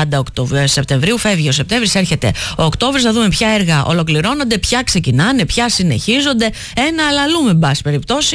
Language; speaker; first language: Greek; native; Greek